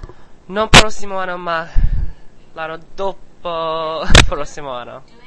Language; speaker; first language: Italian; non-native, learner; English